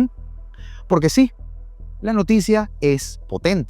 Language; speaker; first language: Spanish; native; Spanish